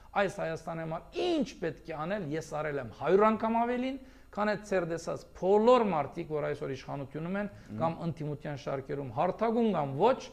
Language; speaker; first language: Armenian; early bilingual, heritage; Armenian